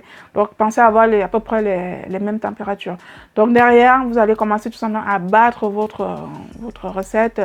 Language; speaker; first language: French; native; French